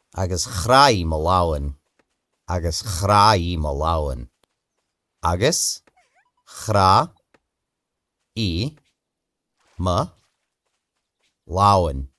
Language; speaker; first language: Irish; non-native, learner; English